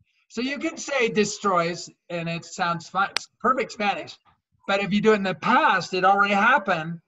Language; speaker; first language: English; native; English